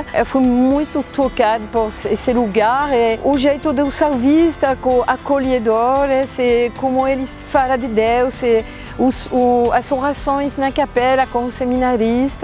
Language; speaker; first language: Portuguese; non-native, fluent; French